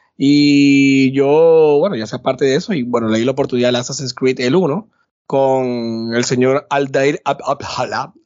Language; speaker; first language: Spanish; native; Spanish